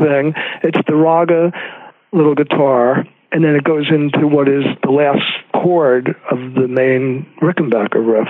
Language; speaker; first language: English; native; English